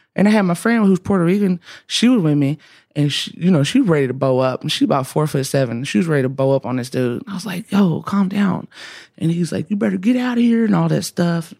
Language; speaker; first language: English; native; English